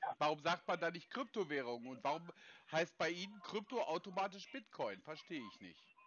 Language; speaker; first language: German; native; German